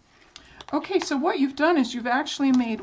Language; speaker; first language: English; native; English